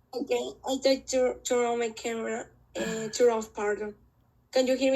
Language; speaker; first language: English; non-native, learner; Spanish